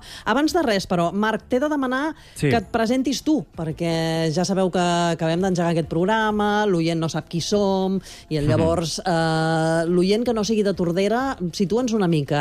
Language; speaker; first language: Catalan; native; Catalan